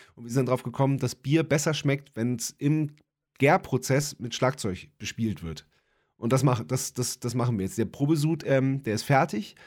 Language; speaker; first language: German; native; German